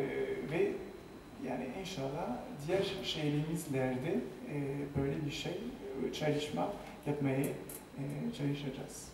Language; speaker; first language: Turkish; non-native, fluent; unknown